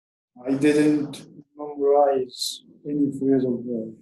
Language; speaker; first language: English; non-native, learner; Arabic